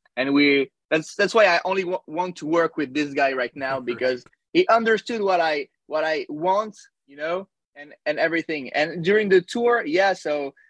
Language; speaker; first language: English; non-native, fluent; French